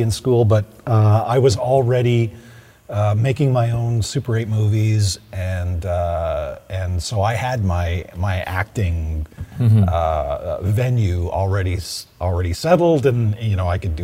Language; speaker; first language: English; native; English